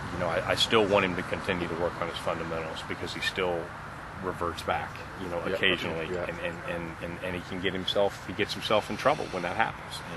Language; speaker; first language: English; native; English